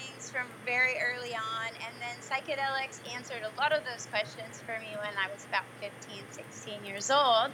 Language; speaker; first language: English; native; English